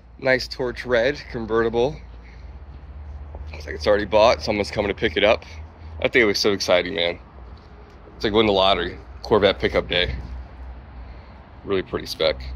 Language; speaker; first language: English; native; English